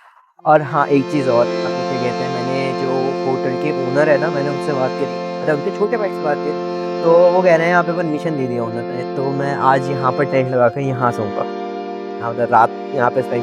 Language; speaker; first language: Hindi; native; Hindi